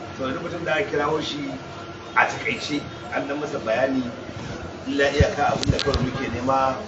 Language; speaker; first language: Hausa; native; Hausa